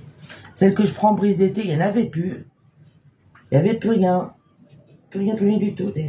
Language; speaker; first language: French; native; French